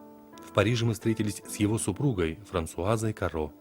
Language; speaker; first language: Russian; native; Russian